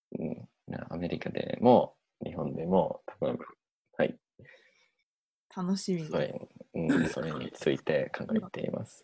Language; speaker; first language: Japanese; non-native, learner; English